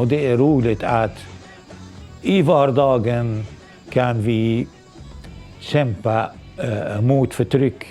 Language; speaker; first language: Swedish; non-native, local second language; Arabic